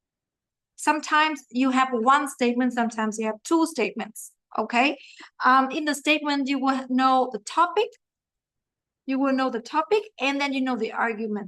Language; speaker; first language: English; non-native, fluent; Vietnamese